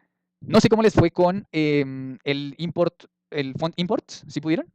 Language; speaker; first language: Spanish; native; Spanish